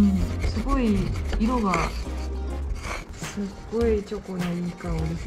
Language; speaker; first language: Japanese; native; Japanese